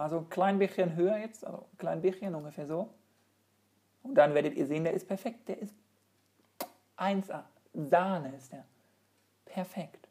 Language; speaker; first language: German; native; German